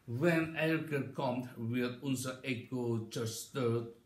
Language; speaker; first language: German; non-native, learner; Indonesian